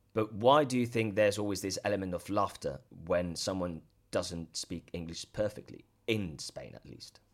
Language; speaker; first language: English; non-native, fluent; Spanish